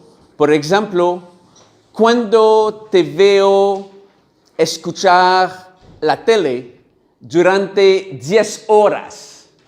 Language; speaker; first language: Spanish; non-native, learner; French